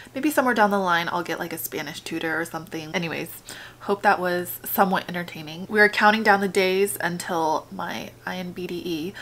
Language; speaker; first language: English; early bilingual, other home language; Spanish